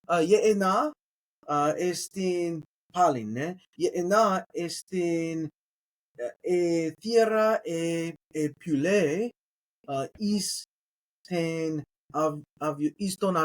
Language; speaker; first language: Greek; non-native, learner; English